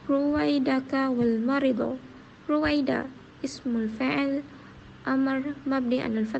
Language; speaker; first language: Arabic; non-native, learner; Malay